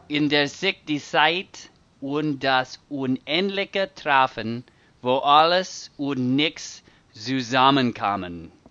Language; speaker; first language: German; non-native, learner; English